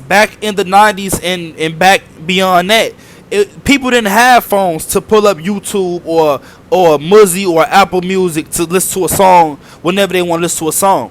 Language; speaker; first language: English; native; English